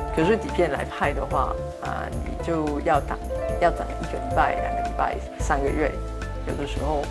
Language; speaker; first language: Chinese; early bilingual, heritage; Chinese